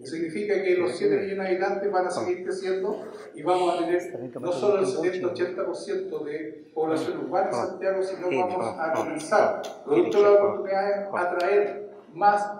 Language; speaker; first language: Spanish; native; Spanish